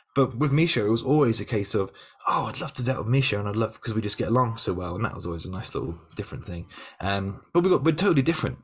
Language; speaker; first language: English; native; English